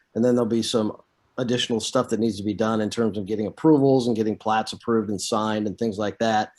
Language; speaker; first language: English; native; English